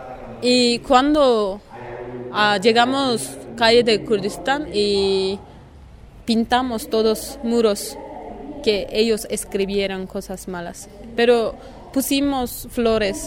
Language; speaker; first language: Spanish; non-native, learner; Kurdish